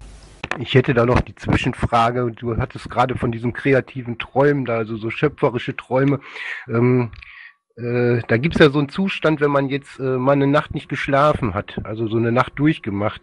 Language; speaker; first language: German; native; German